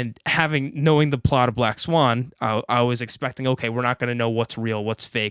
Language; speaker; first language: English; native; English